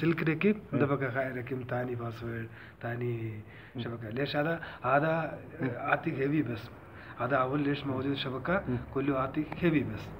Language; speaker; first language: Arabic; non-native, learner; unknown